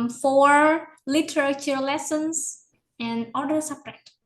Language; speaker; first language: English; non-native, learner; Vietnamese